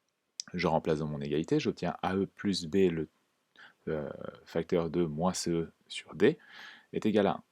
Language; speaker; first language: French; native; French